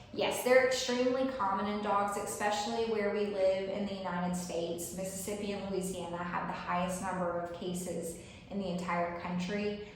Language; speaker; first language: English; native; English